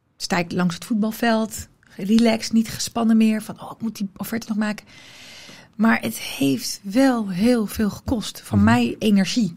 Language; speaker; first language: Dutch; early bilingual, other home language; Riffian